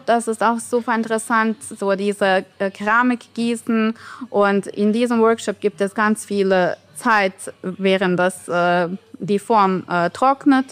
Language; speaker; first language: German; non-native, fluent; Bosnian